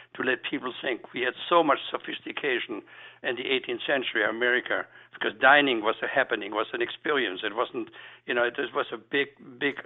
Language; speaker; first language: English; non-native, fluent; German